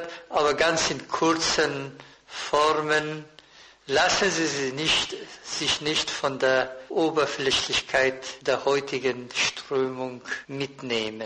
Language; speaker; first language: German; non-native, fluent; Persian